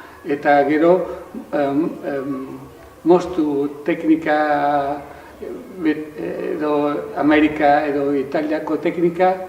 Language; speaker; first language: Basque; non-native, learner; Italian